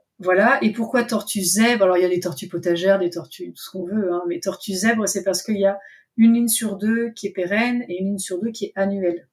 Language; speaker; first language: French; native; French